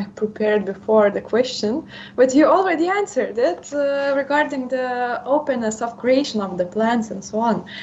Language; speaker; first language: English; non-native, fluent; Lithuanian